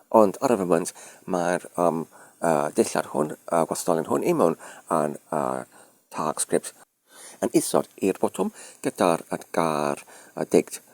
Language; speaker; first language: Welsh; non-native, learner; Dutch